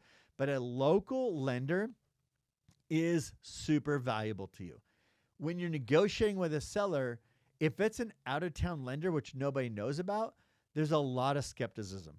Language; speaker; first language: English; native; English